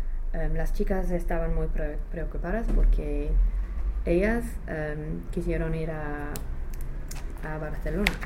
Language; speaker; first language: Spanish; non-native, fluent; English